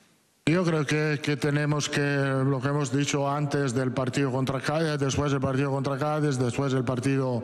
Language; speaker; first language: Spanish; non-native, fluent; Italian